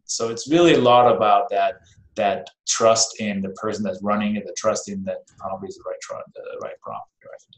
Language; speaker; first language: English; non-native, fluent; Danish